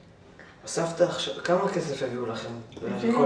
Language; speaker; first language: Hebrew; native; Hebrew